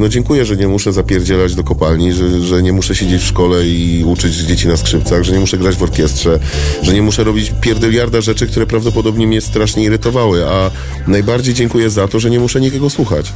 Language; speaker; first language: Polish; native; Polish